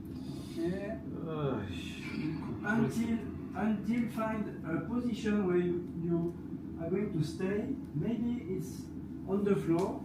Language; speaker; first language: English; non-native, learner; French